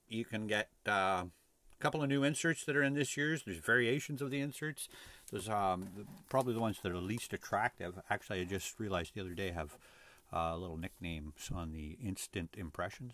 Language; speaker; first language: English; native; English